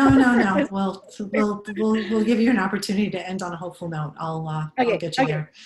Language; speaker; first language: English; native; English